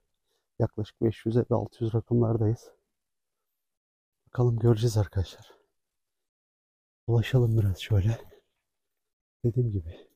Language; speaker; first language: Turkish; native; Turkish